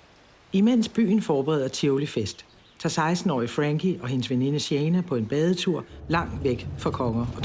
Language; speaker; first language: Danish; native; Danish